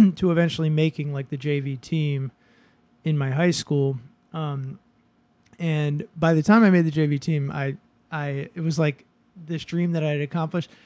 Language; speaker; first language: English; native; English